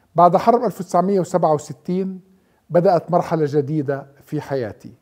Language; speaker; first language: Arabic; native; Arabic